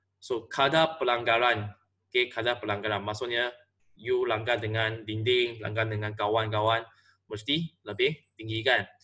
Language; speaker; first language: Malay; non-native, local second language; Chinese